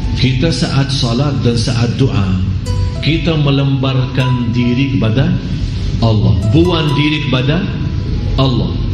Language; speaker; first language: Malay; non-native, fluent; Arabic